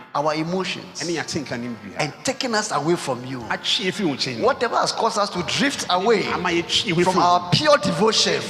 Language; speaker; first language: English; non-native, local second language; Ga